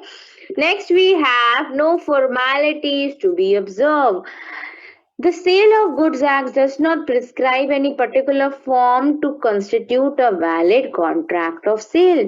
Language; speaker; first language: English; non-native, local second language; Hindi